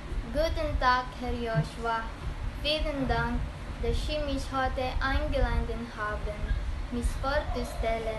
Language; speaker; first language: German; non-native, learner; Filipino